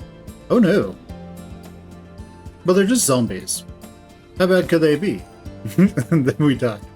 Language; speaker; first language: English; native; English